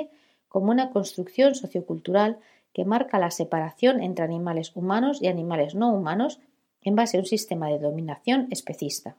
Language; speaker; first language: Spanish; native; Spanish